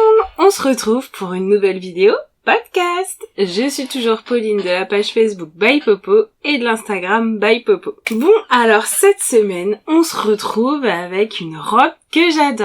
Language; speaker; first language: French; native; French